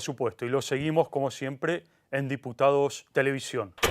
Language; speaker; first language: Spanish; native; Spanish